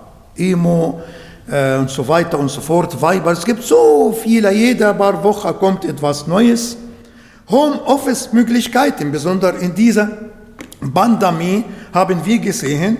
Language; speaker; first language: German; non-native, fluent; Arabic